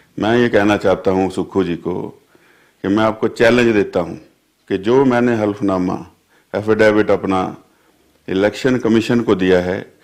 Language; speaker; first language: Hindi; native; Hindi